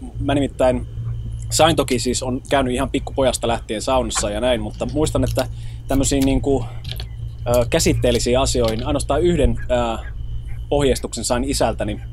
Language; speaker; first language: Finnish; early bilingual, other home language; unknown